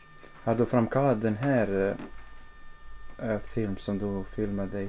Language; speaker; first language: Swedish; non-native, learner; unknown